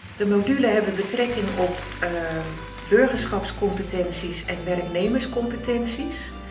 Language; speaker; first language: Dutch; native; Dutch